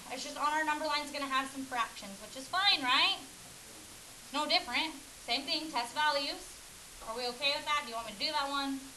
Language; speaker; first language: English; native; English